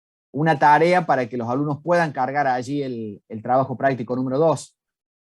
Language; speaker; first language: Spanish; native; Spanish